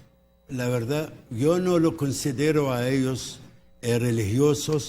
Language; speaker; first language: Spanish; early bilingual, heritage; Spanish